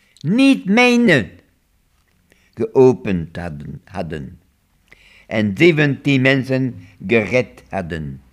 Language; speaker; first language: Dutch; non-native, local second language; French